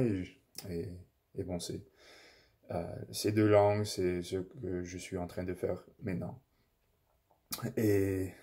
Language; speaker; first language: French; non-native, local second language; English